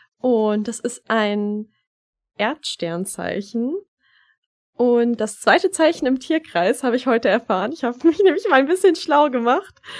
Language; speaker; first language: German; early bilingual, other home language; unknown